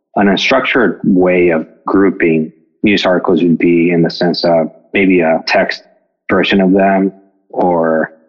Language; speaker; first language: English; non-native, fluent; Spanish